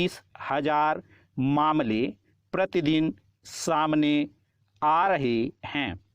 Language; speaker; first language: Hindi; native; Hindi